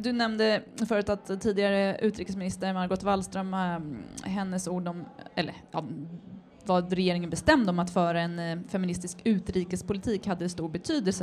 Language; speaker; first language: Swedish; native; Swedish